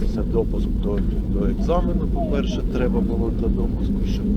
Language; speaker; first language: Ukrainian; non-native, local second language; Russian